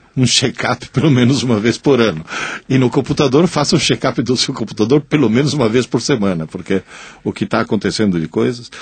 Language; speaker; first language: Portuguese; non-native, fluent; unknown